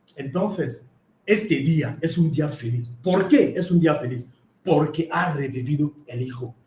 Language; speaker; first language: Spanish; non-native, fluent; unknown